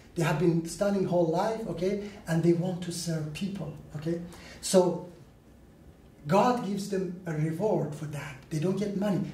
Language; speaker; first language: English; non-native, learner; Persian